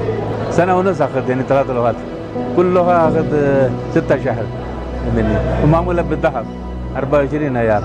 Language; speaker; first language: Arabic; non-native, fluent; Urdu